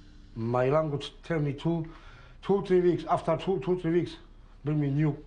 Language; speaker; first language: English; non-native, learner; Romanian